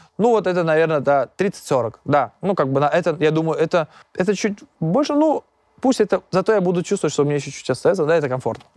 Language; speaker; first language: Russian; non-native, local second language; Tatar